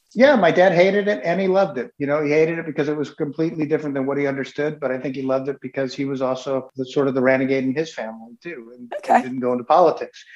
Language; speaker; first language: English; native; English